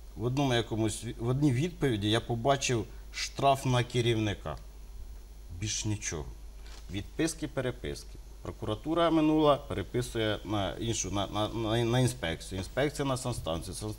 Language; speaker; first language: Ukrainian; native; Ukrainian